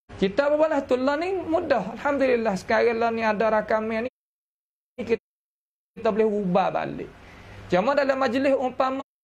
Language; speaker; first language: Malay; native; Malay